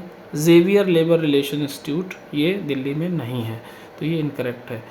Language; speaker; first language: Hindi; native; Hindi